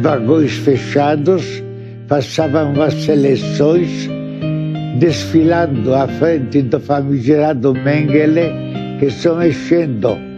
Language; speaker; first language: Portuguese; non-native, fluent; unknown